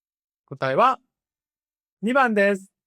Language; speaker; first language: Japanese; non-native, fluent; Korean